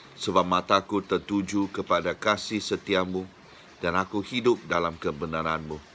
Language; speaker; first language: Malay; non-native, local second language; Chinese